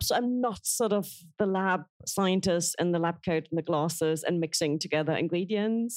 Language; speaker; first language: English; non-native, fluent; German